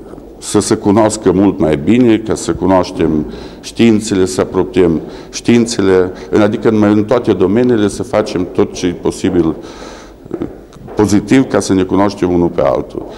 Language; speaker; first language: Romanian; early bilingual, heritage; Romanian